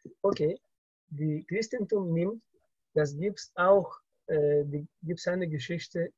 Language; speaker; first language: German; non-native, learner; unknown